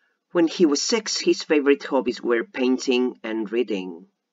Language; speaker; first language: English; non-native, fluent; Catalan